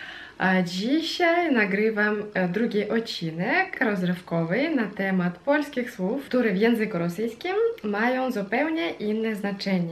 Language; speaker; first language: Polish; non-native, fluent; Russian